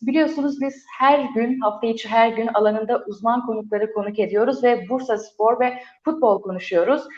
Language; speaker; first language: Turkish; native; Turkish